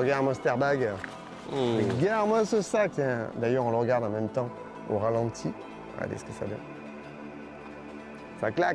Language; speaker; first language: French; native; French